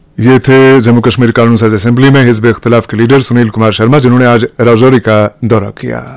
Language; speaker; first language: Hindi; non-native, local second language; Kashmiri